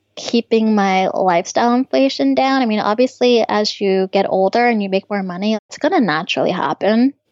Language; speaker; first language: English; native; English